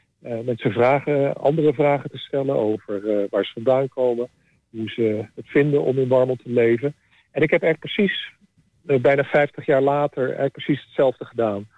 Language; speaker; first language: Dutch; native; Dutch